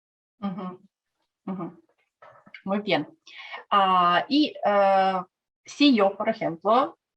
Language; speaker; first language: Spanish; non-native, learner; Russian